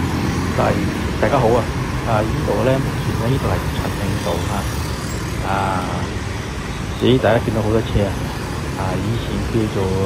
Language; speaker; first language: Chinese; early bilingual, heritage; Cantonese